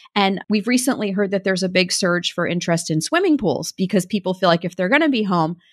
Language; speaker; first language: English; native; English